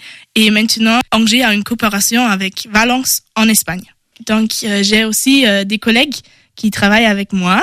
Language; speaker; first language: French; non-native, learner; German